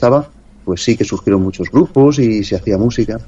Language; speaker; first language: Spanish; native; Spanish